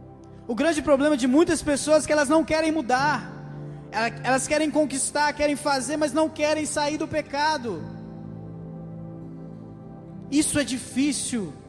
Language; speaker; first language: Portuguese; native; Portuguese